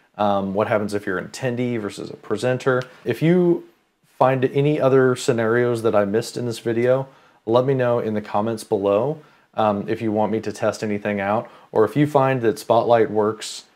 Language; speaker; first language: English; native; English